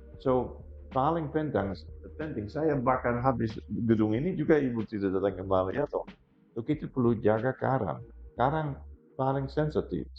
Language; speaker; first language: Indonesian; non-native, fluent; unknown